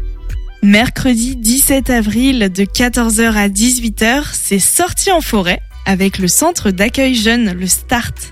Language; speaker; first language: French; native; French